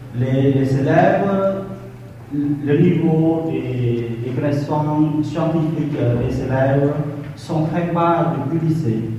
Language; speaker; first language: French; non-native, fluent; Khmer